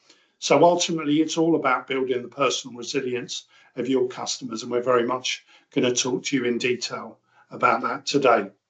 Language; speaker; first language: English; native; English